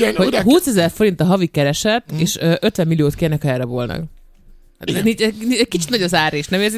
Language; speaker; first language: Hungarian; non-native, fluent; Yoruba